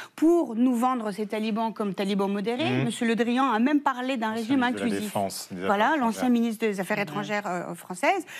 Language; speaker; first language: French; early bilingual, other home language; Persian